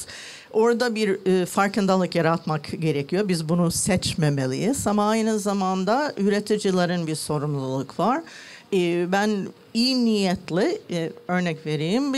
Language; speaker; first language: Turkish; non-native, learner; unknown